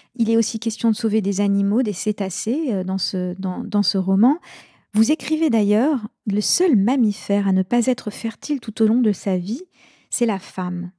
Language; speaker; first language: French; native; French